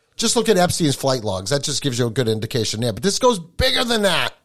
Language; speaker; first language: English; native; English